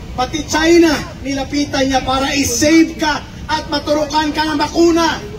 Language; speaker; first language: Filipino; non-native, local second language; Cebuano